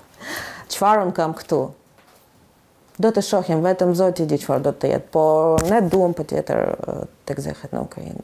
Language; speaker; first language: Albanian; non-native, learner; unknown